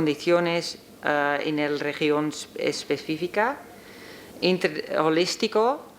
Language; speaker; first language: Spanish; non-native, learner; Dutch